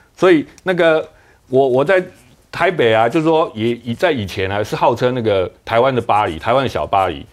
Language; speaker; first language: Chinese; native; Chinese